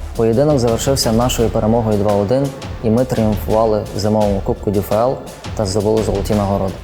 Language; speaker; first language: Ukrainian; early bilingual, other home language; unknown